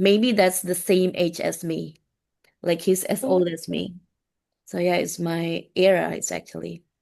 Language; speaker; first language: English; non-native, fluent; Indonesian